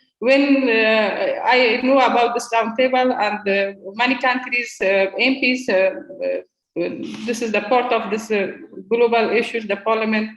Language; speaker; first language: English; non-native, learner; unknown